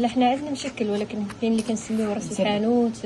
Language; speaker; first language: Arabic; native; Arabic